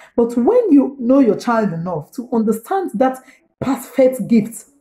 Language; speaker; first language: English; non-native, local second language; Igbo